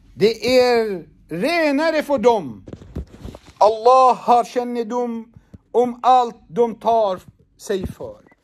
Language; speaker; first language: Swedish; non-native, fluent; Arabic